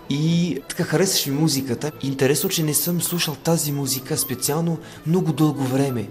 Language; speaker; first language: Bulgarian; non-native, fluent; French